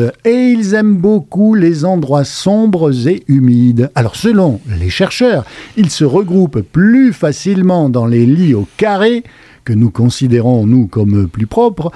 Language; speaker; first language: French; native; French